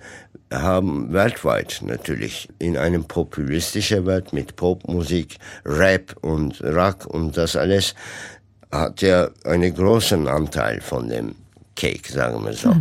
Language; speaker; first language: German; non-native, fluent; Turkish